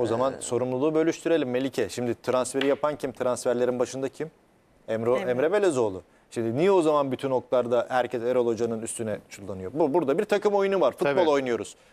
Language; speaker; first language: Turkish; native; Turkish